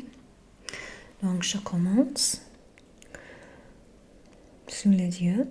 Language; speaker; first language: French; non-native, fluent; English